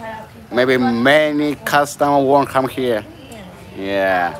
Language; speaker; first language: English; non-native, learner; Japanese